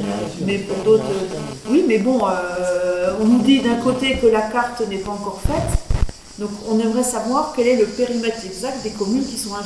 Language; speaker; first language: French; native; French